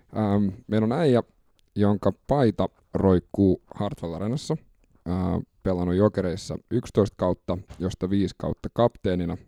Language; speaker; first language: Finnish; native; Finnish